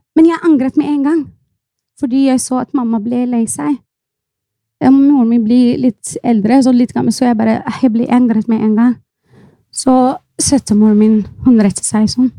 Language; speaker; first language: Norwegian; non-native, fluent; Arabic